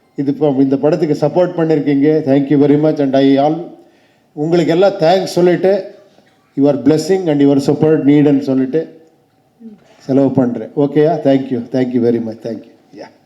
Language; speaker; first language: Tamil; non-native, learner; Kannada